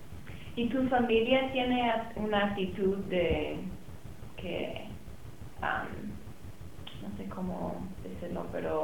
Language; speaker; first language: Spanish; non-native, fluent; English